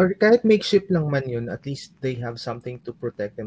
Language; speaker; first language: English; non-native, local second language; Aklanon